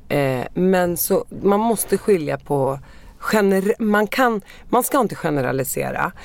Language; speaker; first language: Swedish; early bilingual, other home language; Arabic